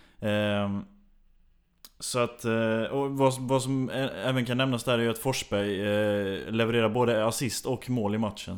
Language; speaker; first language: Swedish; native; Swedish